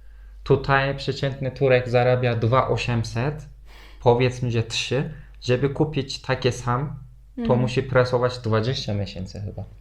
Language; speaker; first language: Polish; non-native, fluent; Turkish